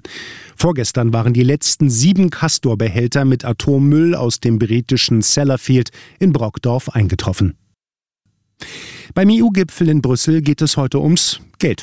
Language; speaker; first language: German; native; German